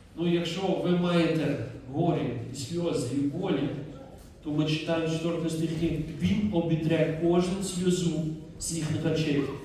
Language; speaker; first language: Ukrainian; non-native, fluent; Dutch